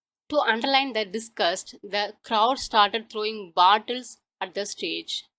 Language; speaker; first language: English; non-native, local second language; Tamil